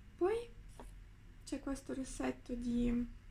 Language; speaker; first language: Italian; non-native, fluent; Ukrainian